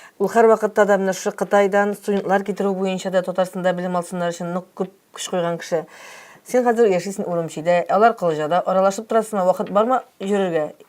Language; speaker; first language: Tatar; native; Tatar